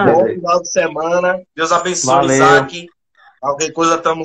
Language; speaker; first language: Portuguese; native; Portuguese